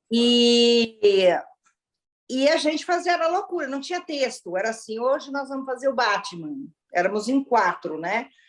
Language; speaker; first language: Portuguese; early bilingual, other home language; Italian